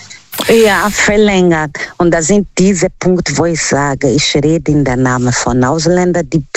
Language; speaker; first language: German; non-native, learner; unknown